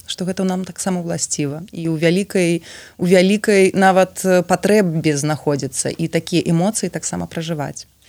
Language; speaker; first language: Belarusian; non-native, local second language; Russian